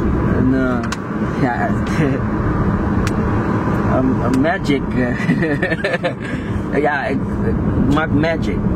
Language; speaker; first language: Dutch; non-native, local second language; Papiamento